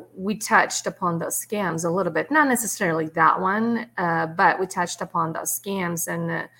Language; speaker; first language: English; non-native, fluent; Russian